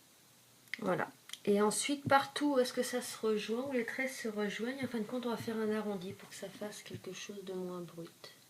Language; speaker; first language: French; native; French